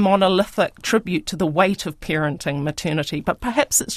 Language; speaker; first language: English; native; English